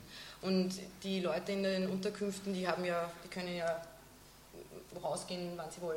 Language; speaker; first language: German; native; German